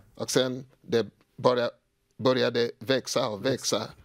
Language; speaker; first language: Swedish; non-native, fluent; Igbo